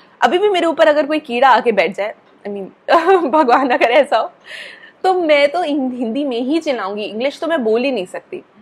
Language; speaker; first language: Hindi; native; Hindi